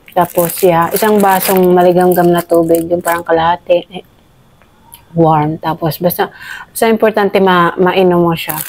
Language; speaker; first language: Filipino; native; Filipino